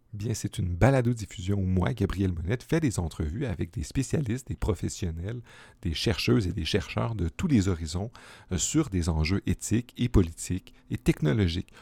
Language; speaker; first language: French; native; French